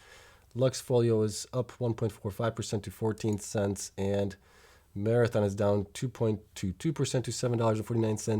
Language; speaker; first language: English; native; English